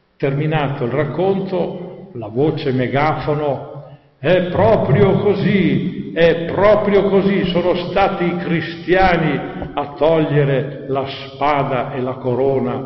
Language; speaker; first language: Italian; native; Italian